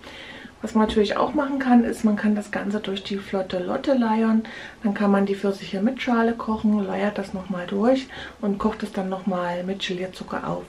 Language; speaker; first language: German; native; German